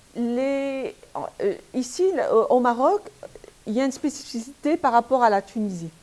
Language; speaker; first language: French; native; French